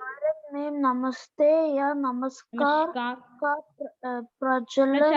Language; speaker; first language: Hindi; non-native, local second language; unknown